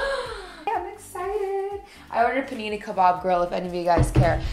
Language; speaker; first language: English; native; English